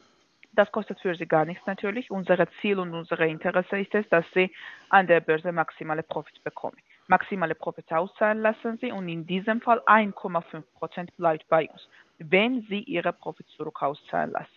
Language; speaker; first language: German; non-native, fluent; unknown